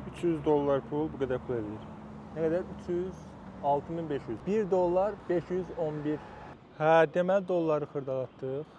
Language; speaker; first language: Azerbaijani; native; Azerbaijani